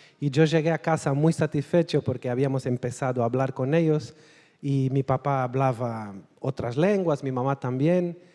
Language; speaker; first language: Spanish; non-native, fluent; Portuguese